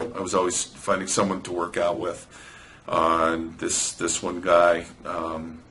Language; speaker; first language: English; native; English